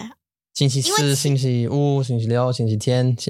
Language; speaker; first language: Chinese; non-native, learner; English